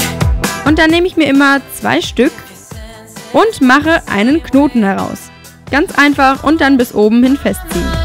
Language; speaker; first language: German; native; German